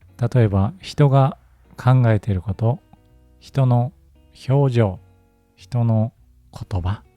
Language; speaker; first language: Japanese; native; Japanese